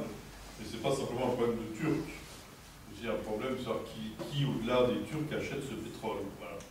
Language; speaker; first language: French; native; French